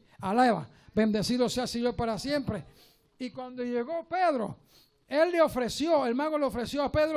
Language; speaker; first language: Spanish; native; Spanish